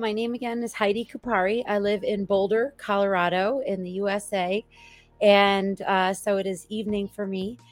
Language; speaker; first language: English; native; English